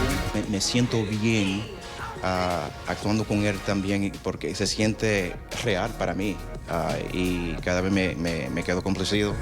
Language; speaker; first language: Spanish; early bilingual, heritage; Spanish